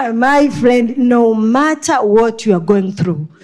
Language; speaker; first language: English; non-native, local second language; Swahili